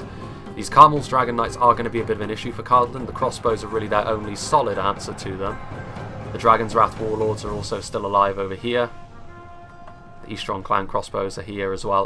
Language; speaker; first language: English; native; English